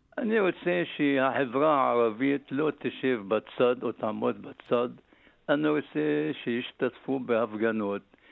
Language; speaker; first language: Hebrew; non-native, local second language; Arabic